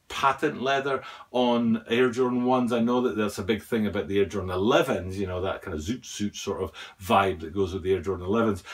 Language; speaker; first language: English; native; English